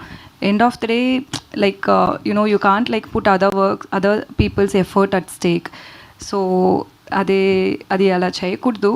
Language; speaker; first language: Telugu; non-native, fluent; Tamil